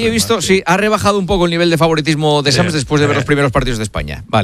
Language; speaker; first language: Spanish; native; Spanish